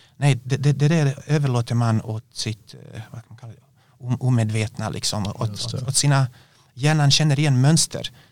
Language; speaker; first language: Swedish; non-native, fluent; Bosnian